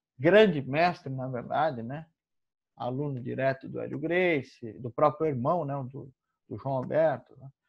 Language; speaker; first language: Portuguese; native; Portuguese